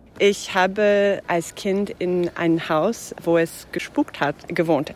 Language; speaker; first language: German; non-native, fluent; English